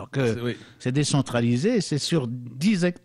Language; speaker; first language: French; non-native, local second language; Arabic